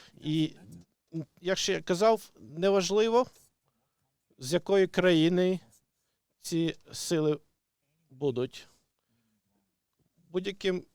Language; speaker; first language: Ukrainian; non-native, local second language; Russian